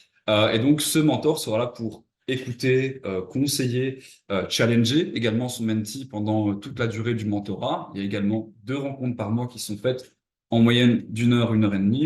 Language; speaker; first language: French; native; French